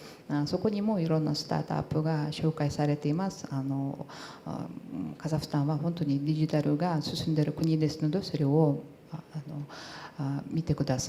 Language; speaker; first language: Japanese; non-native, fluent; Portuguese